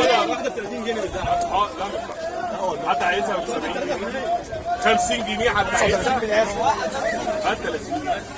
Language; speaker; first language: Arabic; native; Arabic